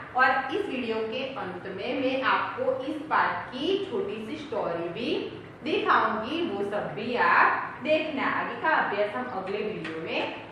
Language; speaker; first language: Hindi; non-native, local second language; Gujarati